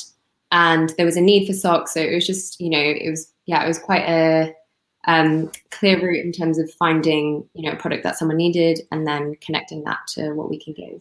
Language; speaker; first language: English; non-native, local second language; Cantonese